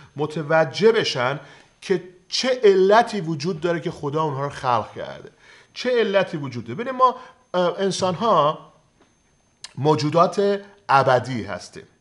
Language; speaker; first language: Persian; native; Persian